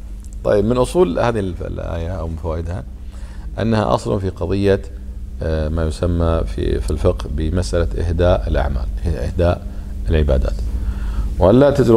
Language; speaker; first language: Arabic; native; Arabic